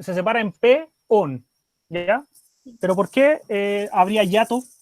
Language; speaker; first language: Spanish; native; Spanish